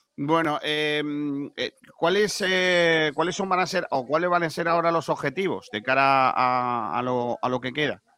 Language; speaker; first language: Spanish; native; Spanish